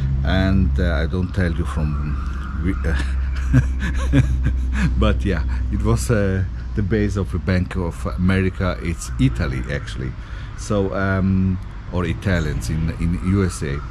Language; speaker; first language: English; non-native, fluent; Italian